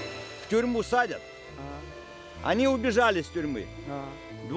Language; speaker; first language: Russian; native; Russian